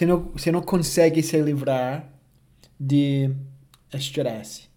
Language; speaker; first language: Portuguese; non-native, fluent; English